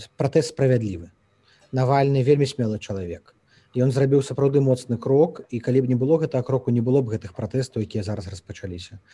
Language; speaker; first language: Belarusian; native; Belarusian